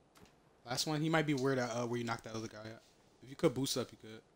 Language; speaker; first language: English; native; English